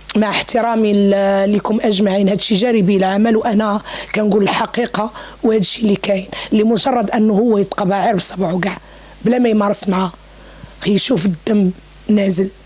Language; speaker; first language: Arabic; native; Arabic